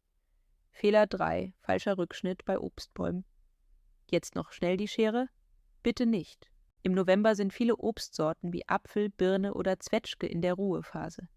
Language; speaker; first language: German; native; German